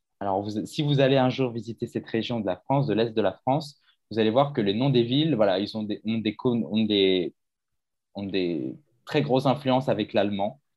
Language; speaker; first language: French; native; French